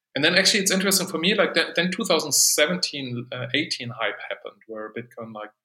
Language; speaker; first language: English; non-native, fluent; German